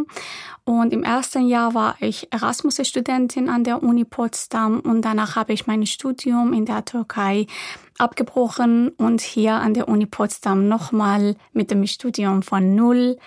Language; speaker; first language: German; non-native, fluent; Persian